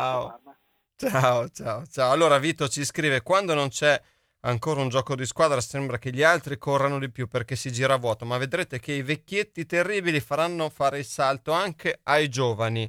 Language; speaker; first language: Italian; native; Italian